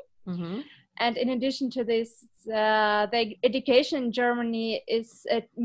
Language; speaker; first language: English; non-native, fluent; Ukrainian